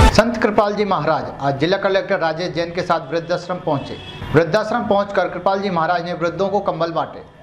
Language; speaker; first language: Hindi; native; Hindi